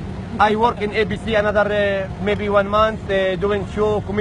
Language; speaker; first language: English; non-native, learner; Arabic